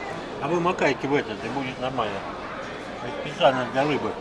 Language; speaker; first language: Russian; native; Russian